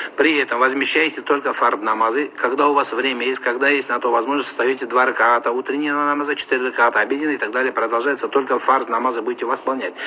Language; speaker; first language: Russian; non-native, local second language; Kazakh